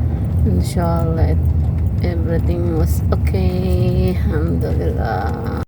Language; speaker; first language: English; non-native, local second language; Filipino